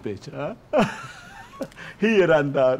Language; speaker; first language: Dutch; non-native, learner; Arabic